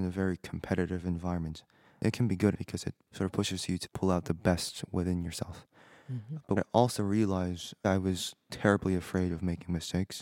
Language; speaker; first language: English; non-native, fluent; Korean